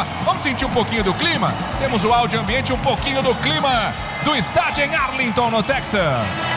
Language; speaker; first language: Portuguese; native; Portuguese